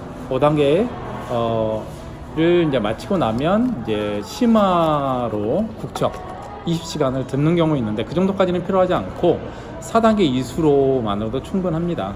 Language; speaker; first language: Korean; native; Korean